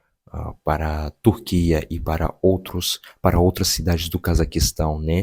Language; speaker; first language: Portuguese; non-native, fluent; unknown